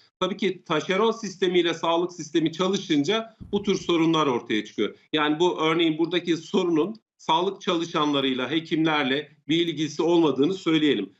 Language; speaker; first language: Turkish; native; Turkish